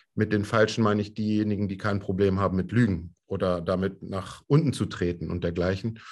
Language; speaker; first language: German; native; German